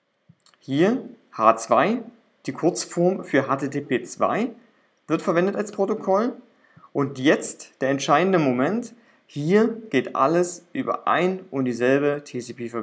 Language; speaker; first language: German; native; German